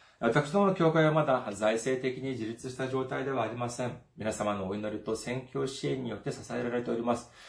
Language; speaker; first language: Japanese; non-native, fluent; Korean